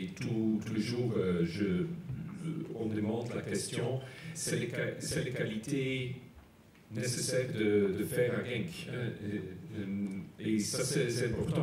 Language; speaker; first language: French; non-native, local second language; Dutch